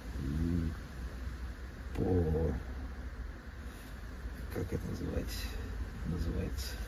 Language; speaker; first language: Russian; native; Russian